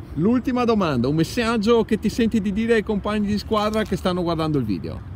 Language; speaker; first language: Italian; native; Italian